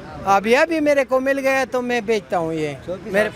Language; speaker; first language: Hindi; non-native, local second language; Pashto